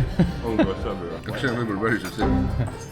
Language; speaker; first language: Estonian; native; Estonian